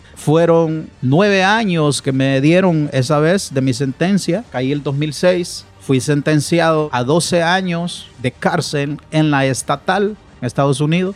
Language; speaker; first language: Spanish; native; Spanish